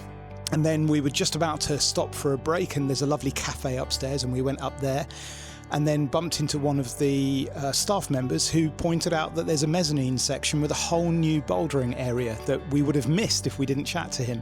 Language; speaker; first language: English; native; English